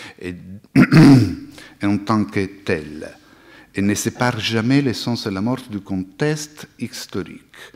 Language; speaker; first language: French; non-native, fluent; Italian